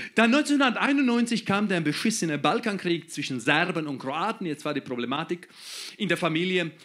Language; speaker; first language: German; non-native, fluent; Croatian